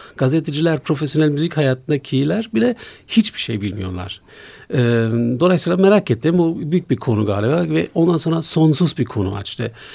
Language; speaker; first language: Turkish; non-native, fluent; German